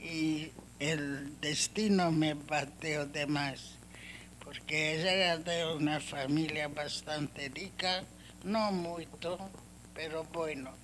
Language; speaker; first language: Spanish; non-native, learner; Hungarian